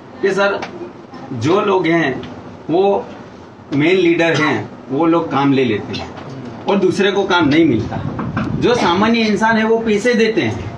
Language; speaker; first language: Hindi; non-native, local second language; Gujarati